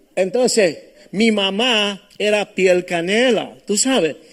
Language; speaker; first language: Spanish; early bilingual, heritage; Spanish